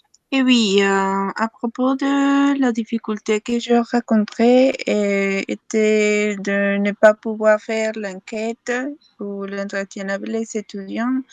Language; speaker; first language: French; non-native, learner; Spanish